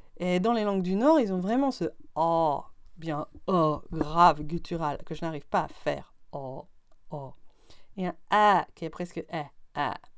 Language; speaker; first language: French; native; French